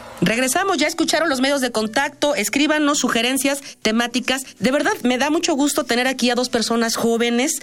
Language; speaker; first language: Spanish; native; Spanish